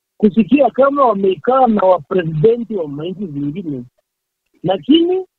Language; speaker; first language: Swahili; native; Swahili